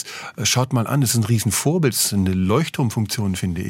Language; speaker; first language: German; native; German